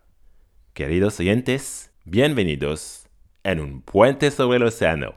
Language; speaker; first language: Spanish; non-native, fluent; French